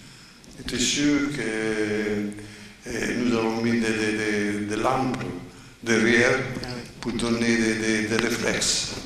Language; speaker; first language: French; non-native, fluent; Italian